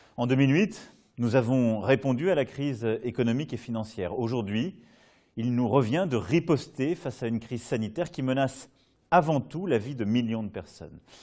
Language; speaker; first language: French; native; French